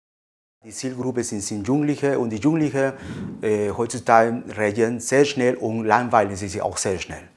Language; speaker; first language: German; non-native, fluent; Spanish